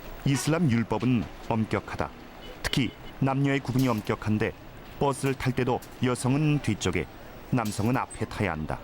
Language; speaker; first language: Korean; native; Korean